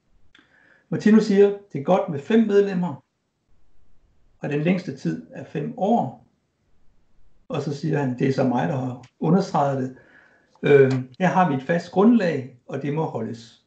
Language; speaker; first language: Danish; native; Danish